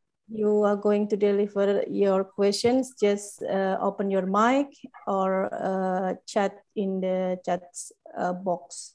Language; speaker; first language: English; non-native, fluent; Indonesian